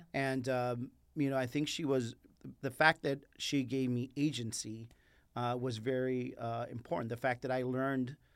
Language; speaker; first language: English; early bilingual, other home language; Spanish